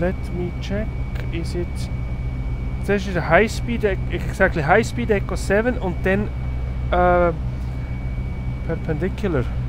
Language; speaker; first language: English; non-native, fluent; German